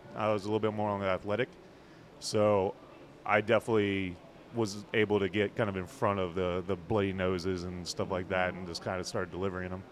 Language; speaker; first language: English; native; English